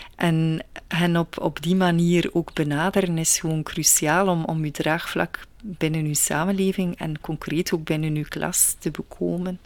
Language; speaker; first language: Dutch; native; Dutch